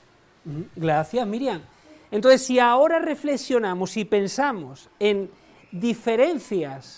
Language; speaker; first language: Spanish; native; Spanish